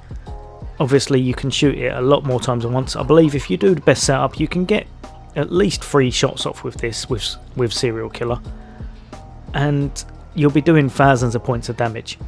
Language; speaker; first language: English; native; English